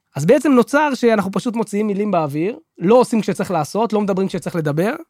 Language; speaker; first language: Hebrew; native; Hebrew